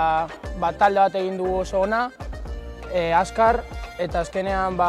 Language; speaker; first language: Basque; non-native, local second language; Spanish